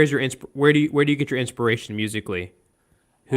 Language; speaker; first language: English; native; English